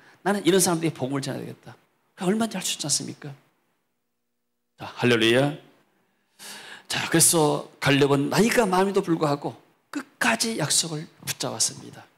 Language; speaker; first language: Korean; native; Korean